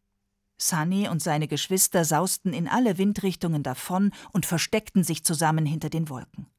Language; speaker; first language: German; native; German